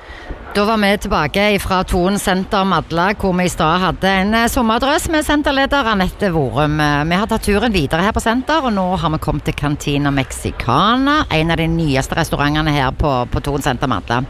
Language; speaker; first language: Norwegian; native; Norwegian